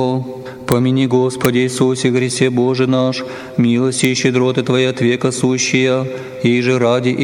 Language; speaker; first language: Russian; native; Russian